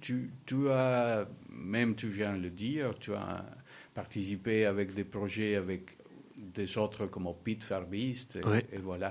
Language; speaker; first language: French; non-native, learner; Spanish